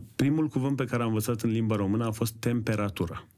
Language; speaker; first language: Romanian; early bilingual, other home language; Persian